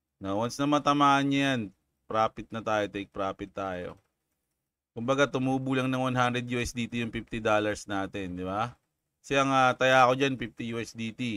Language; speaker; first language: Filipino; native; Filipino